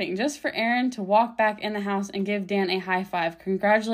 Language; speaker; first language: English; native; English